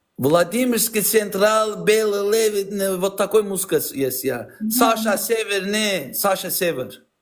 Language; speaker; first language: Russian; non-native, learner; Azerbaijani